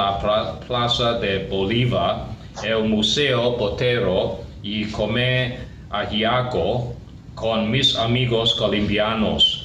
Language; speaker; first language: Spanish; non-native, learner; Chinese